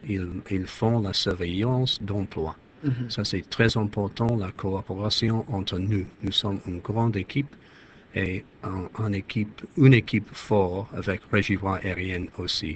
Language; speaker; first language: French; non-native, fluent; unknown